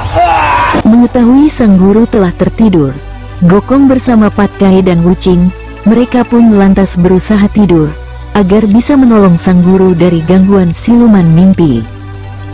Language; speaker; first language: Indonesian; native; Indonesian